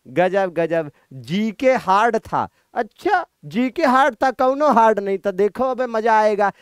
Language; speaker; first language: Hindi; native; Hindi